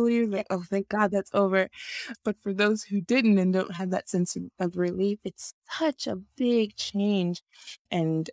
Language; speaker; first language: English; non-native, local second language; Yoruba